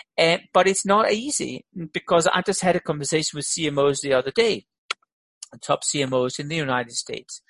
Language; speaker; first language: English; non-native, fluent; Danish